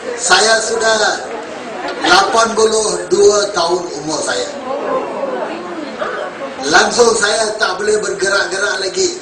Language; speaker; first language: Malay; non-native, local second language; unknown